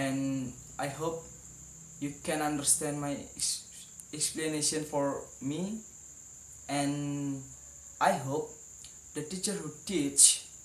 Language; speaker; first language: English; non-native, learner; Indonesian